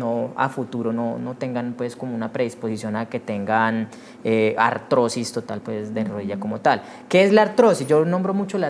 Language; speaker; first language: Spanish; native; Spanish